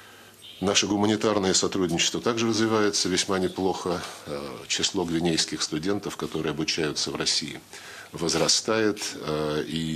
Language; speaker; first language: Russian; native; Russian